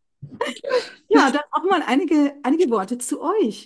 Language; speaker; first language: German; native; German